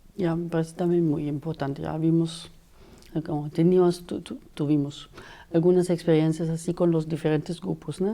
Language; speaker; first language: Spanish; non-native, fluent; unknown